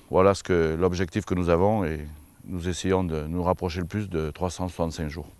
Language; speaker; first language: French; native; French